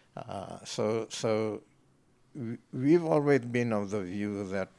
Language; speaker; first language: English; native; English